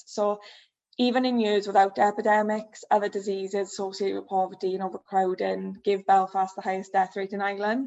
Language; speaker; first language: English; native; English